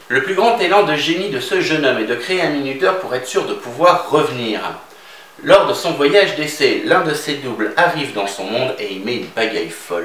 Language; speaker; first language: French; native; French